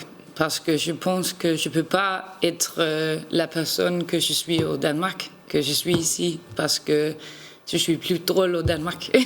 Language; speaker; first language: French; non-native, learner; Danish